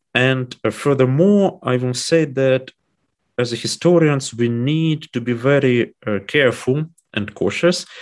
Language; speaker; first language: English; non-native, fluent; Ukrainian